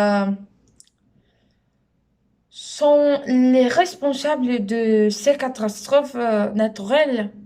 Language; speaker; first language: French; non-native, learner; Spanish